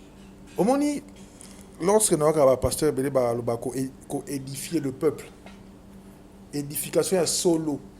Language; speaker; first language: French; non-native, local second language; Lingala